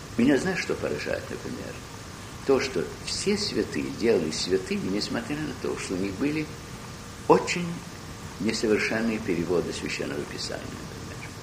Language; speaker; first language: Russian; early bilingual, heritage; Russian